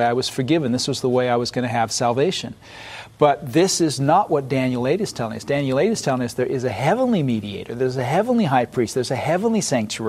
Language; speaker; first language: English; native; English